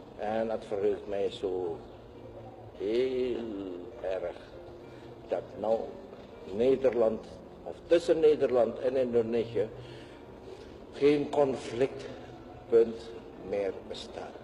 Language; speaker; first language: Dutch; non-native, local second language; Javanese